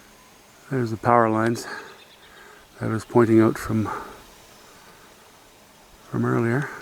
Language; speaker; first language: English; native; English